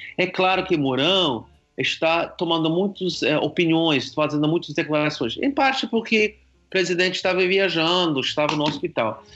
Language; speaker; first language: Portuguese; non-native, fluent; English